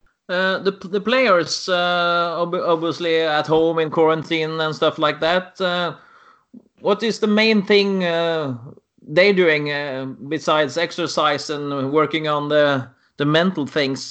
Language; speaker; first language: English; non-native, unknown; Norwegian